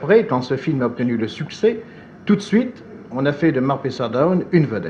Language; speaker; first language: French; native; French